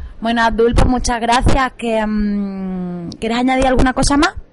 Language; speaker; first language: Spanish; native; Spanish